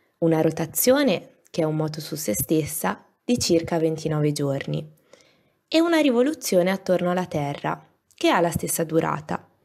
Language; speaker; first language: Italian; native; Italian